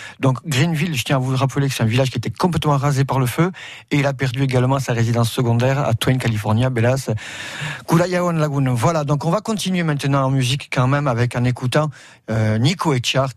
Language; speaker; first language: French; native; French